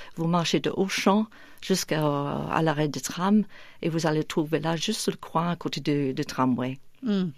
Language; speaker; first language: French; non-native, fluent; English